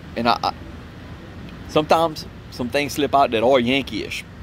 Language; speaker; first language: English; native; English